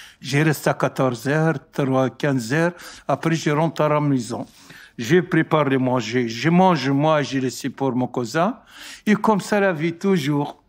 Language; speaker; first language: French; non-native, learner; Arabic